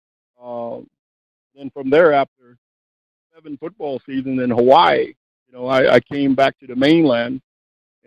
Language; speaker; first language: English; native; English